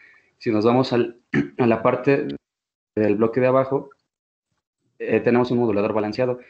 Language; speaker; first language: Spanish; native; Spanish